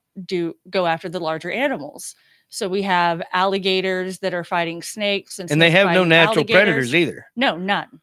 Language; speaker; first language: English; native; English